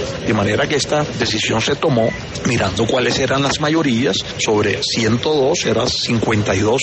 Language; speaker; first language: Spanish; native; Spanish